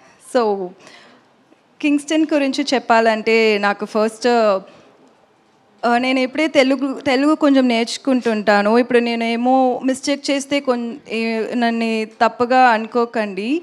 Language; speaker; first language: Telugu; non-native, learner; Tamil